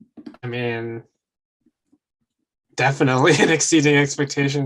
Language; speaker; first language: English; native; English